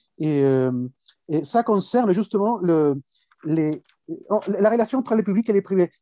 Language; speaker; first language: French; non-native, fluent; Spanish